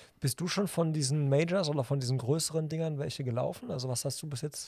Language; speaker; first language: German; native; German